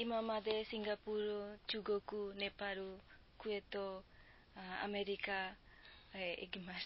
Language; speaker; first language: Japanese; non-native, learner; Bangla